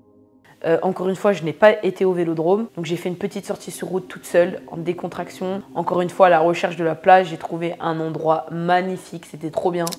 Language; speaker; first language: French; native; French